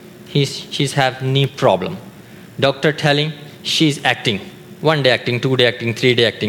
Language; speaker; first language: English; non-native, learner; Urdu